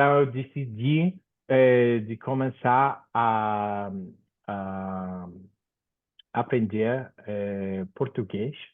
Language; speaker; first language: Portuguese; non-native, fluent; Spanish